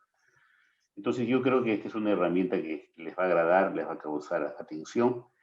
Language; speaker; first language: Spanish; native; Spanish